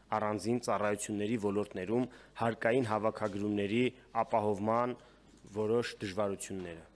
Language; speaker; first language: Armenian; native; Armenian